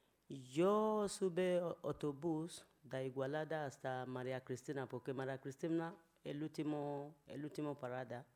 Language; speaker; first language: Spanish; non-native, learner; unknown